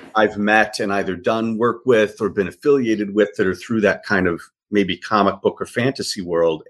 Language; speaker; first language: English; native; English